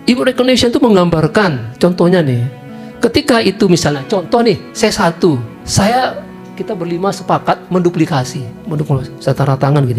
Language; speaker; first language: Indonesian; native; Indonesian